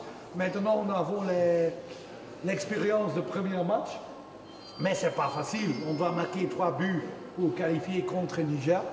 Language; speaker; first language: French; non-native, fluent; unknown